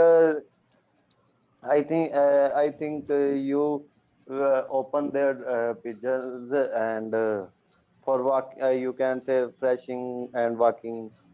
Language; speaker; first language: English; non-native, learner; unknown